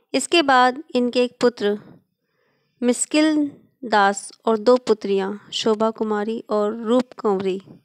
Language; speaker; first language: Hindi; native; Hindi